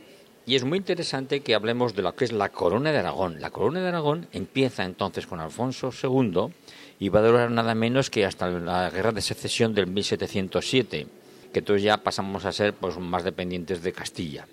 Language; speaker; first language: Spanish; native; Spanish